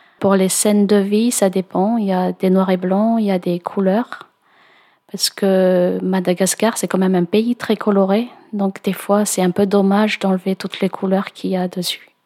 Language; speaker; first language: French; non-native, local second language; Malagasy